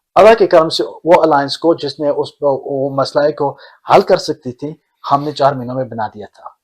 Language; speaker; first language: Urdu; early bilingual, heritage; Urdu